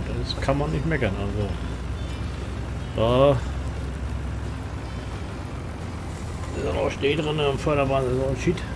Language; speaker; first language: German; native; German